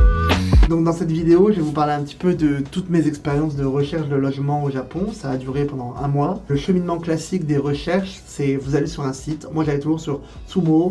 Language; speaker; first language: French; native; French